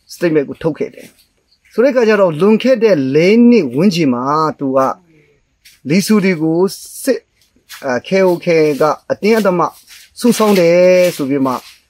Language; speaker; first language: Burmese; non-native, local second language; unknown